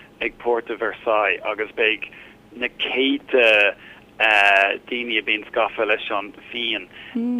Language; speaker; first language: Irish; non-native, learner; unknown